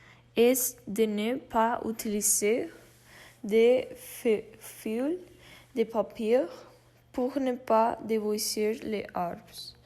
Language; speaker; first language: French; non-native, learner; Spanish